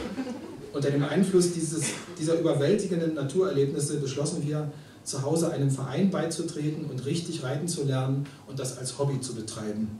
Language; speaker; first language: German; native; German